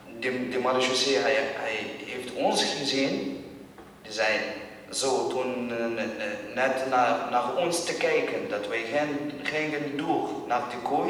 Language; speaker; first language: Dutch; non-native, learner; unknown